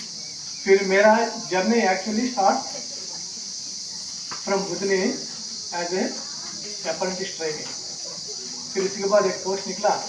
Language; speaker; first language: Hindi; non-native, local second language; Telugu